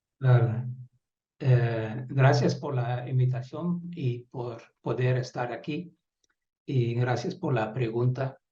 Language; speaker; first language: Spanish; non-native, fluent; Dutch